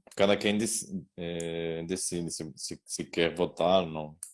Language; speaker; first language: Portuguese; non-native, learner; Spanish